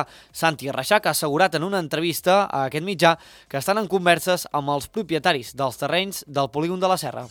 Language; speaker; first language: Catalan; native; Catalan